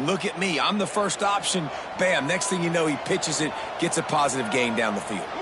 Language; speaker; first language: English; native; English